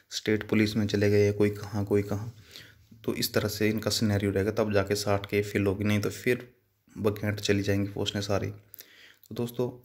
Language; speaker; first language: Hindi; native; Hindi